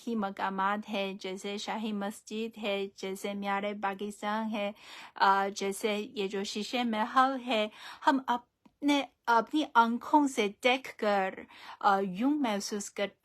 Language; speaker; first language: Urdu; non-native, fluent; Chinese